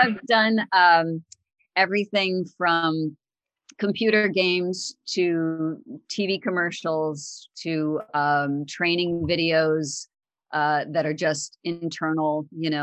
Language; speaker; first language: English; native; English